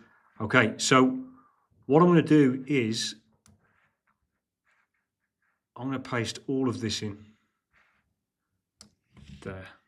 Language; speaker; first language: English; native; English